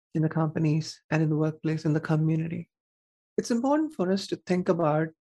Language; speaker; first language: English; non-native, local second language; Tamil